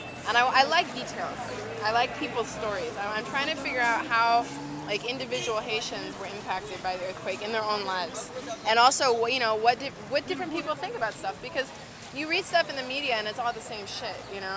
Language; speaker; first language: English; native; English